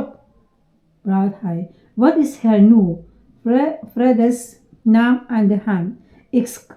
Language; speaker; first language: Dutch; non-native, learner; Iloko